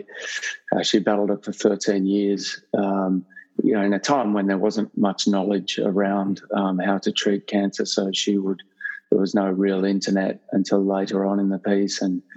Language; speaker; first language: English; native; English